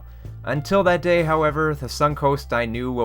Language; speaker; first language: English; native; English